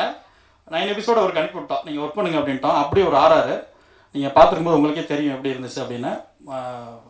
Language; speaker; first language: Tamil; native; Tamil